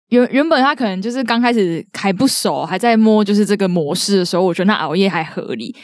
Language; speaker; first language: Chinese; native; Chinese